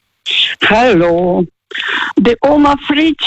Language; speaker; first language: German; non-native, fluent; Russian